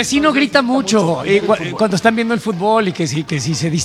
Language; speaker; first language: Spanish; native; Spanish